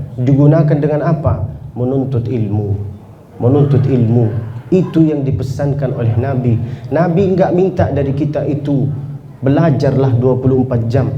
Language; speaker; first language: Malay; non-native, fluent; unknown